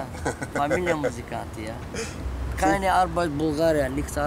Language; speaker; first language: German; non-native, learner; Bulgarian